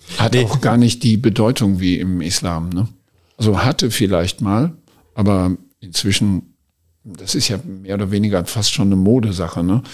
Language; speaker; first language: German; native; German